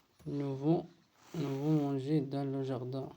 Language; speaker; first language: French; non-native, learner; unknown